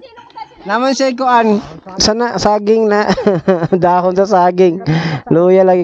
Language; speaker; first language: Filipino; non-native, local second language; Cebuano